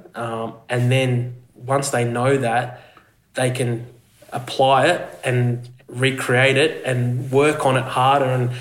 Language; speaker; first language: English; native; English